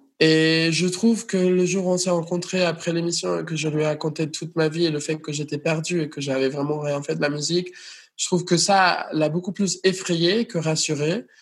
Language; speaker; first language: French; non-native, fluent; Spanish